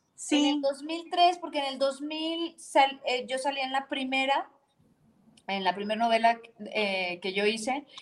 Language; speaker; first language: Spanish; native; Spanish